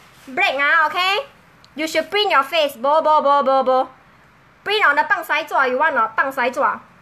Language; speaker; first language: English; non-native, local second language; Min Nan Chinese